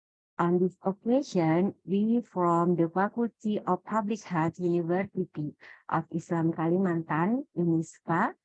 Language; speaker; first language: English; non-native, learner; Indonesian